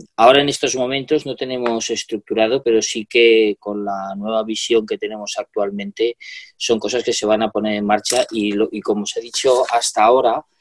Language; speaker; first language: Spanish; native; Spanish